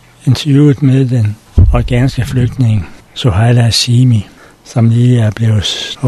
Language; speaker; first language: Danish; native; Danish